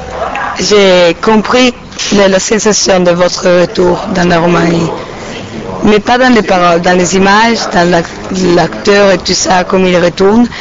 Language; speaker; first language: French; non-native, learner; Italian